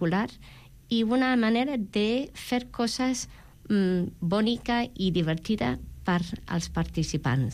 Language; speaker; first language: Catalan; non-native, fluent; English